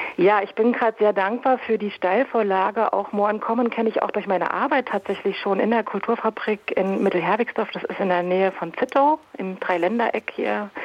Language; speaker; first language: German; native; German